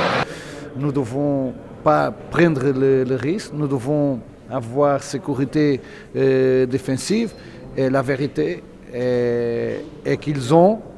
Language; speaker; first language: French; non-native, learner; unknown